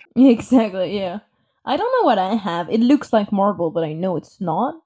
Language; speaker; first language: English; non-native, fluent; French